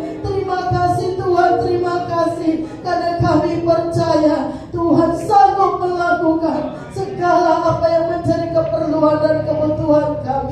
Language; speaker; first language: Indonesian; native; Indonesian